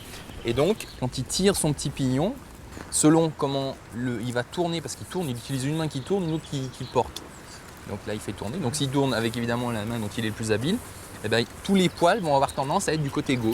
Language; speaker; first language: French; native; French